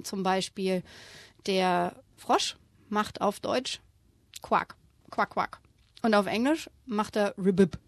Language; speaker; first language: German; native; German